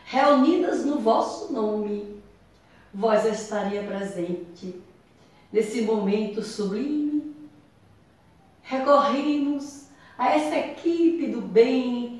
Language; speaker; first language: Portuguese; native; Portuguese